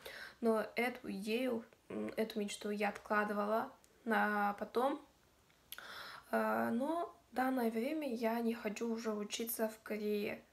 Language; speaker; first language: Russian; non-native, local second language; Kazakh